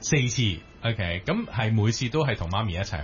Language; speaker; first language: Cantonese; native; Cantonese